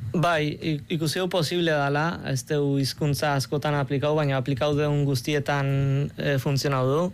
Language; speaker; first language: Basque; native; Basque